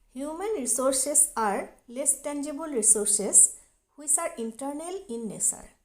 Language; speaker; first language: English; non-native, local second language; Assamese